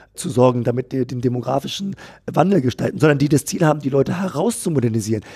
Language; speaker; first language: German; native; German